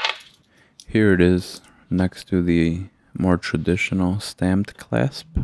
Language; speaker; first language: English; native; English